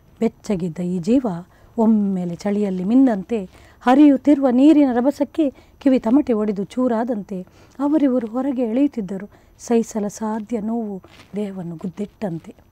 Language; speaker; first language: Kannada; non-native, local second language; Konkani